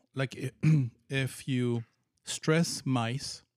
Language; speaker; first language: English; non-native, fluent; Persian